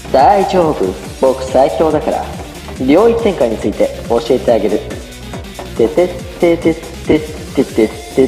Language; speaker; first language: Japanese; native; Japanese